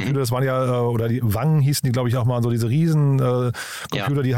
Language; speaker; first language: German; native; German